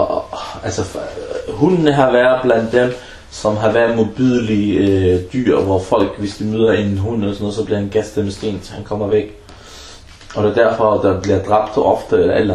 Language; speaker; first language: Danish; early bilingual, other home language; Arabic